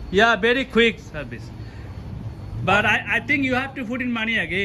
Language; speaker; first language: English; non-native, local second language; Bangla